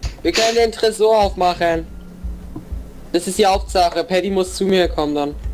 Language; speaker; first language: German; native; German